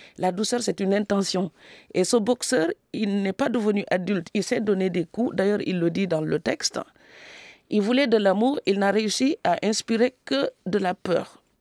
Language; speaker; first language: French; non-native, local second language; Serer